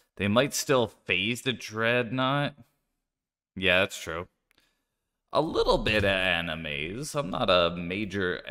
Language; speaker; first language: English; native; English